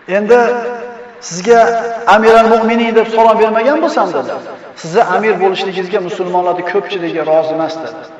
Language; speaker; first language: Uzbek; native; Uzbek